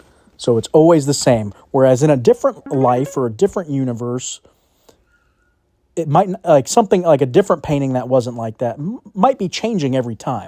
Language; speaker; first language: English; native; English